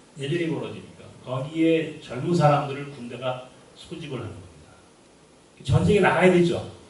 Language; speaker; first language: Korean; native; Korean